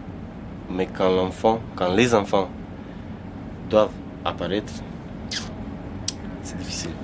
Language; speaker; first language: French; non-native, fluent; Romanian